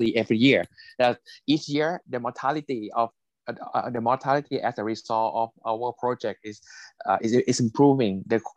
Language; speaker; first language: English; non-native, fluent; Thai